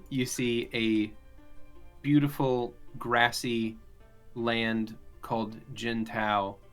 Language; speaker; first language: English; native; English